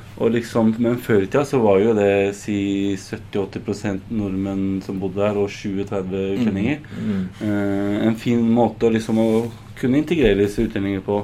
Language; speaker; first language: Norwegian; early bilingual, other home language; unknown